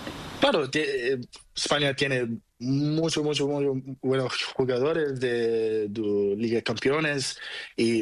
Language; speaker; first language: Spanish; non-native, learner; Portuguese